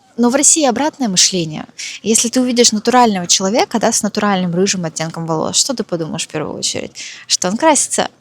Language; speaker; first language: Russian; native; Russian